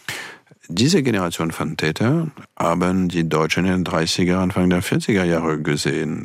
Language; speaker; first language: German; non-native, fluent; French